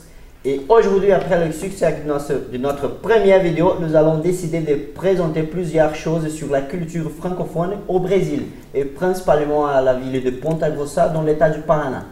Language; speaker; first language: French; non-native, learner; Portuguese